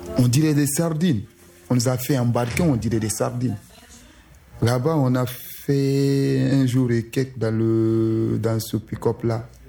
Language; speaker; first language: French; non-native, local second language; Susu